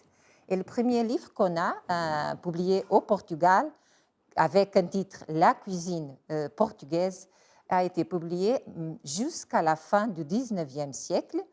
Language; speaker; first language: French; non-native, fluent; Portuguese